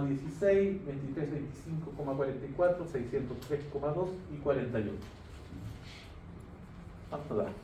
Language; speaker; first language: Spanish; native; Spanish